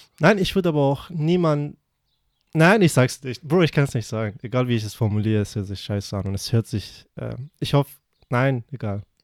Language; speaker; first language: German; early bilingual, other home language; Persian